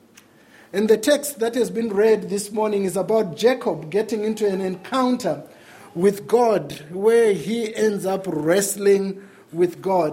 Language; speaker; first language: English; non-native, local second language; Shona